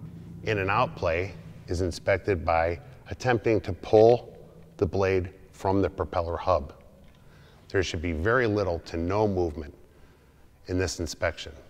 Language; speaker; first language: English; native; English